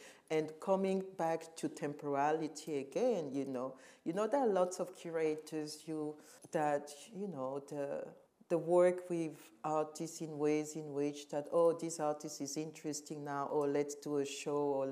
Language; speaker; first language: English; non-native, local second language; French